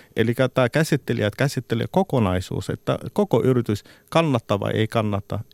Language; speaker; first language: Finnish; non-native, fluent; Arabic